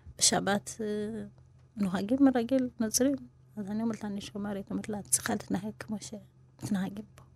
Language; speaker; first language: Hebrew; non-native, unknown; Amharic